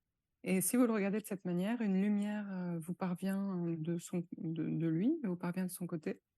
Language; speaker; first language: French; native; French